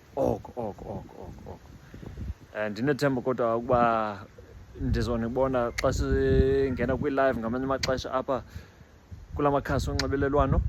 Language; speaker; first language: Xhosa; native; Xhosa